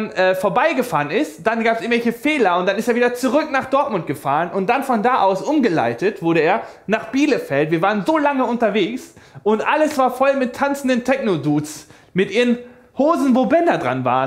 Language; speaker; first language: German; native; German